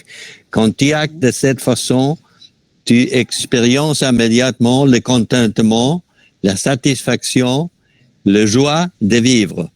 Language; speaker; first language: French; non-native, fluent; Spanish